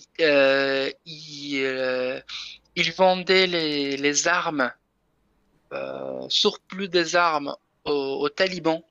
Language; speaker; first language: French; non-native, learner; Persian